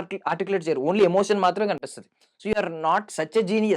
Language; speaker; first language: Telugu; native; Telugu